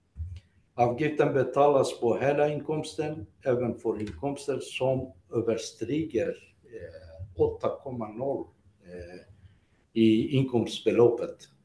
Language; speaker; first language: Swedish; non-native, fluent; Greek